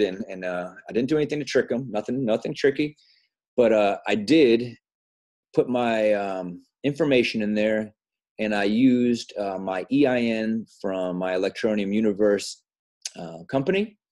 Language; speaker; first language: English; native; English